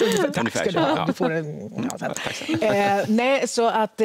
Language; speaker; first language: Swedish; early bilingual, other home language; Spanish